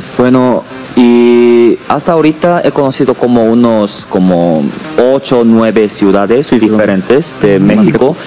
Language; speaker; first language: Spanish; non-native, fluent; Korean